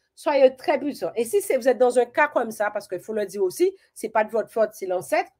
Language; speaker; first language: French; native; French